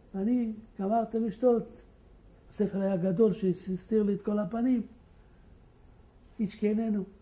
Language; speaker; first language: Hebrew; non-native, fluent; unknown